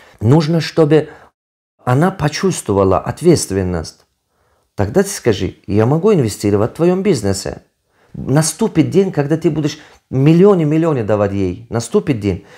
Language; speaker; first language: Russian; non-native, local second language; Tajik